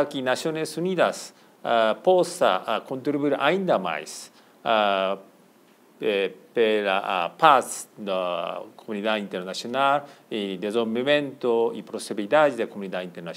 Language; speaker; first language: Portuguese; non-native, fluent; Japanese